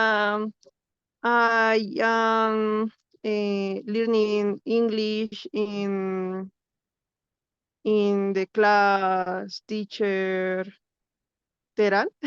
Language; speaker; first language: English; non-native, learner; Spanish